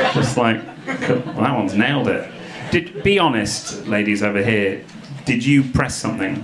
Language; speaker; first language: English; native; English